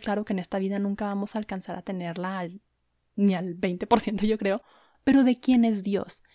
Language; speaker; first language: Spanish; native; Spanish